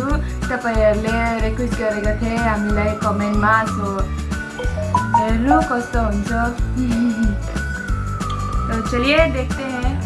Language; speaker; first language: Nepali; non-native, local second language; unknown